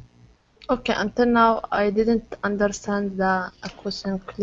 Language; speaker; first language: English; non-native, learner; Arabic